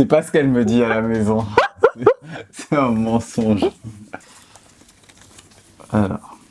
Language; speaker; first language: French; native; French